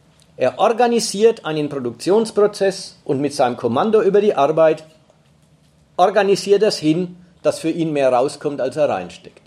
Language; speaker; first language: German; native; German